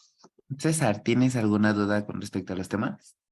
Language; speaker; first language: Spanish; native; Spanish